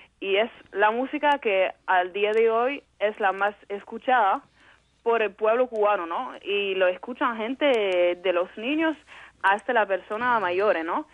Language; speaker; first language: Spanish; non-native, fluent; Polish